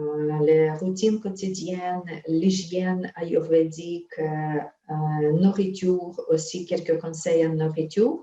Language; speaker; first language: French; non-native, fluent; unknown